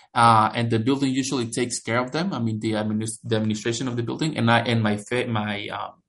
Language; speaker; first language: English; non-native, fluent; Spanish